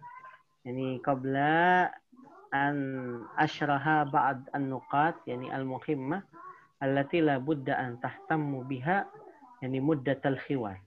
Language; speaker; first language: Arabic; non-native, fluent; Indonesian